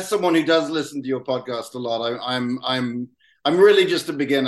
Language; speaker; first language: English; native; English